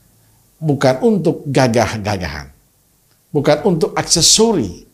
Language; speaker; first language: Indonesian; native; Indonesian